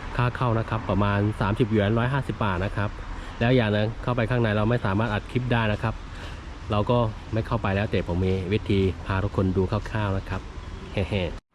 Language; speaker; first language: Thai; non-native, fluent; Chinese